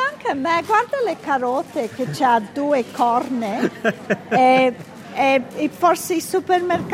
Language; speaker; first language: Italian; early bilingual, heritage; Italian